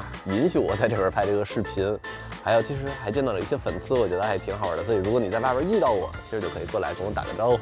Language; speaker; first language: Chinese; non-native, fluent; English